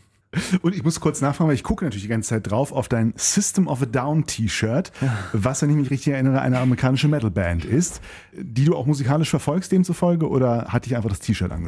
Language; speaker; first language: German; native; German